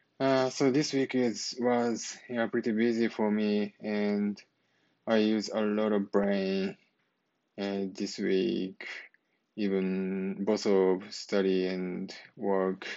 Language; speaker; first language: English; non-native, learner; Japanese